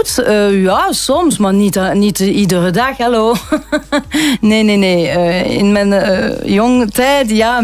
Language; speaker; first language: Dutch; non-native, local second language; French